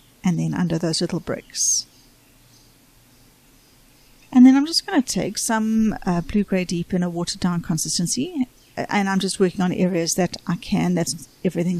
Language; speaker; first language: English; native; English